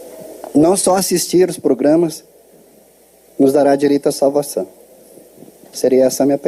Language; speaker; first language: Portuguese; native; Portuguese